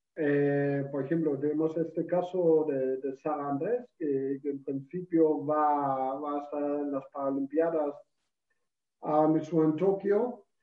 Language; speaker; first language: Spanish; non-native, fluent; German